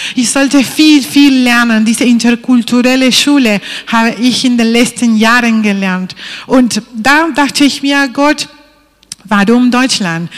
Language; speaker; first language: German; non-native, fluent; Spanish